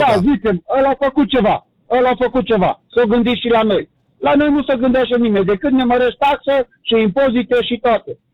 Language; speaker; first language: Romanian; native; Romanian